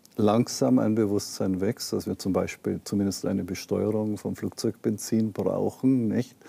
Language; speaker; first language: German; native; German